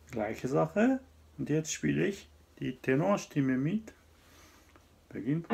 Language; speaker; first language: German; non-native, fluent; Japanese